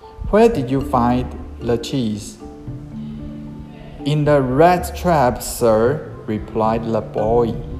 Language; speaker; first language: English; non-native, fluent; Chinese